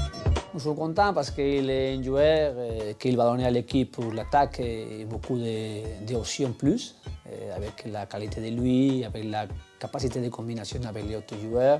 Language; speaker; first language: French; non-native, fluent; Spanish